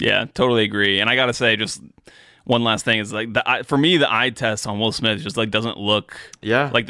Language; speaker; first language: English; native; English